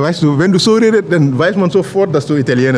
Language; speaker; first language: German; non-native, learner; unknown